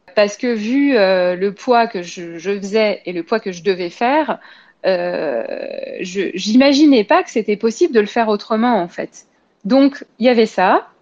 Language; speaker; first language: French; native; French